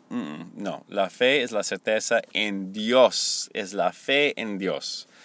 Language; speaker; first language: Spanish; early bilingual, heritage; Spanish